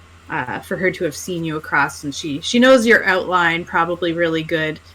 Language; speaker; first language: English; native; English